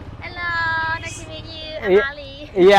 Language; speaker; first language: English; non-native, learner; Vietnamese